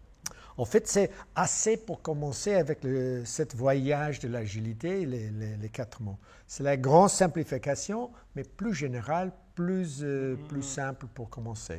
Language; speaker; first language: French; non-native, fluent; English